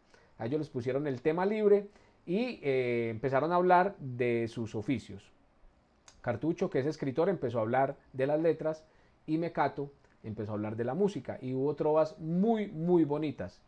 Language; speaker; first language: Spanish; native; Spanish